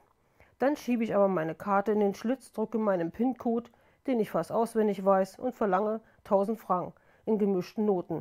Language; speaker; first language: German; native; German